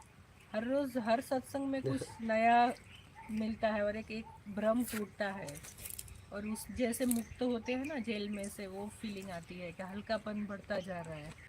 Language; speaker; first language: Hindi; native; Hindi